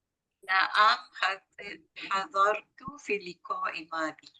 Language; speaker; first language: Arabic; non-native, learner; Malay